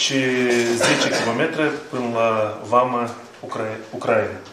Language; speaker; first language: Romanian; non-native, learner; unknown